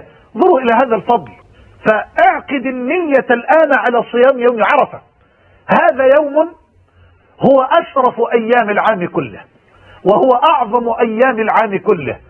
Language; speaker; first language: Arabic; native; Arabic